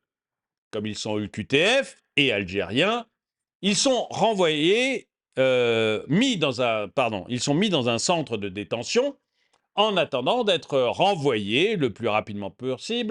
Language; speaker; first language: French; native; French